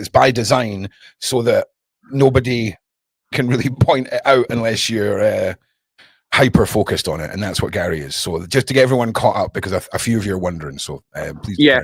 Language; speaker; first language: English; native; English